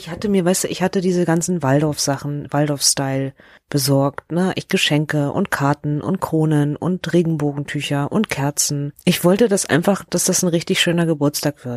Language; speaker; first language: German; native; German